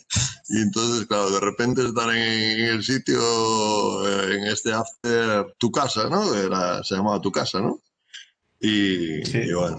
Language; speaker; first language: Spanish; native; Spanish